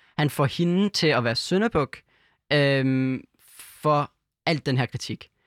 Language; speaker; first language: Danish; native; Danish